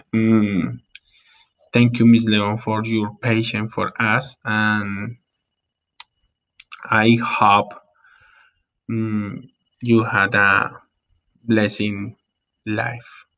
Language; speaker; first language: English; non-native, learner; Spanish